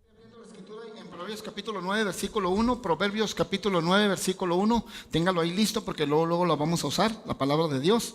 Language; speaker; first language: Spanish; native; Spanish